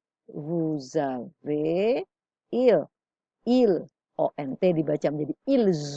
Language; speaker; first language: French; non-native, fluent; Indonesian